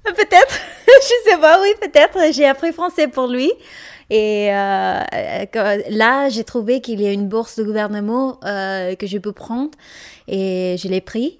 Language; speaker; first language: French; non-native, learner; Malayalam